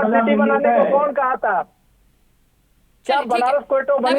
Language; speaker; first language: Hindi; native; Hindi